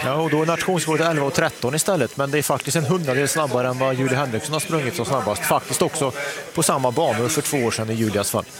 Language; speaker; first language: Swedish; native; Swedish